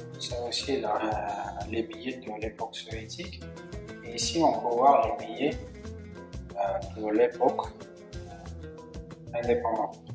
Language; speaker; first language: French; non-native, fluent; Uzbek